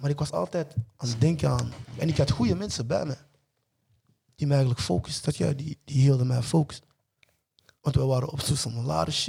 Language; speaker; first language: Dutch; early bilingual, other home language; French